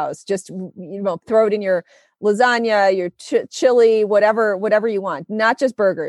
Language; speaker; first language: English; native; English